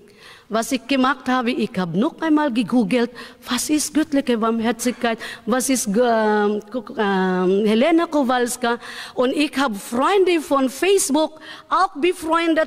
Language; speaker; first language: German; non-native, learner; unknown